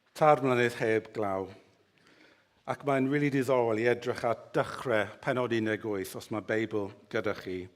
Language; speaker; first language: Welsh; native; Welsh